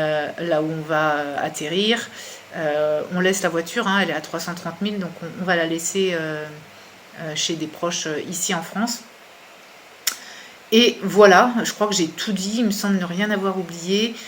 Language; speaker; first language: French; native; French